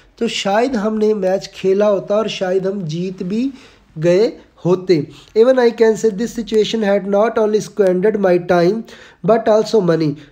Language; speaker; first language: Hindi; non-native, local second language; Punjabi